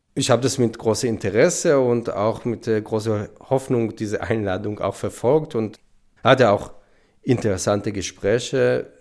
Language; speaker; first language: German; non-native, fluent; Hebrew